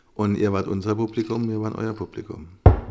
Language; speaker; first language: German; native; German